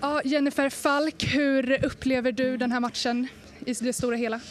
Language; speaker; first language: Swedish; native; Swedish